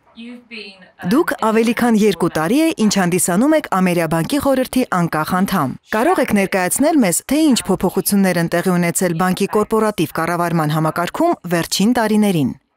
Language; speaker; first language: Armenian; native; Armenian